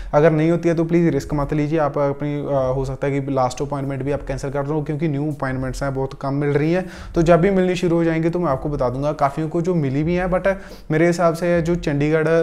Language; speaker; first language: Hindi; non-native, local second language; Punjabi